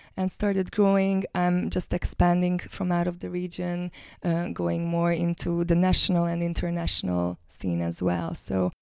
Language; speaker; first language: English; non-native, fluent; Hungarian